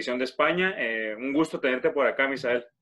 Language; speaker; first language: Spanish; native; Spanish